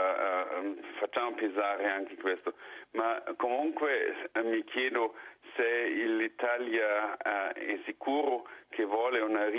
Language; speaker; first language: Italian; non-native, fluent; German